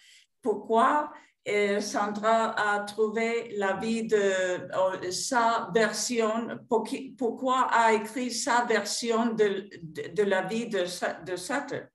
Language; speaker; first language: French; non-native, fluent; Spanish